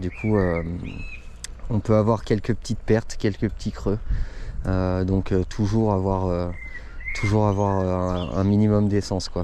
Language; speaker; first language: French; native; French